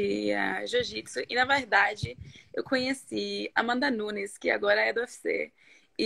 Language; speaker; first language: Portuguese; non-native, fluent; Norwegian